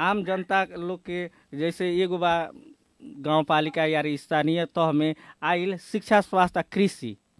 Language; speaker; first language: Bhojpuri; native; Bhojpuri